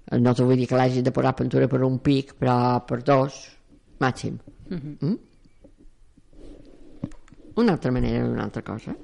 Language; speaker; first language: Catalan; native; Catalan